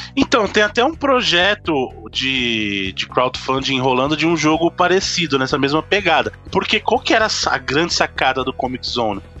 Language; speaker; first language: Portuguese; native; Portuguese